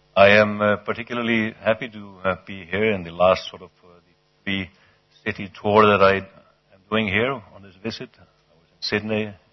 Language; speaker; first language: English; non-native, fluent; Icelandic